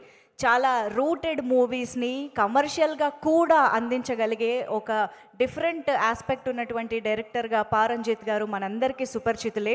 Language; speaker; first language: Telugu; native; Telugu